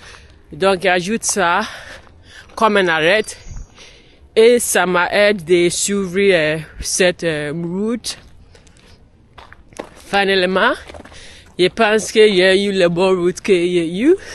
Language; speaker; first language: French; non-native, learner; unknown